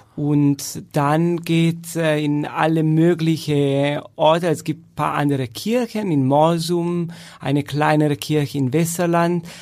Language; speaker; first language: German; non-native, fluent; Italian